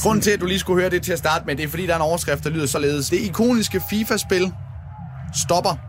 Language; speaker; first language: Danish; native; Danish